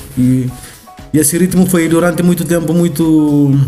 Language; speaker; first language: Portuguese; non-native, local second language; Kabuverdianu